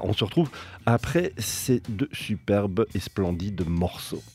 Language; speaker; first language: French; native; French